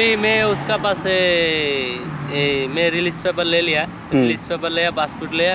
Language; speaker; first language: Hindi; non-native, learner; Bangla